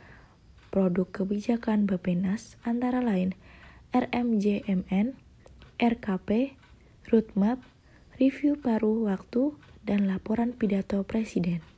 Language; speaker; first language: Indonesian; native; Indonesian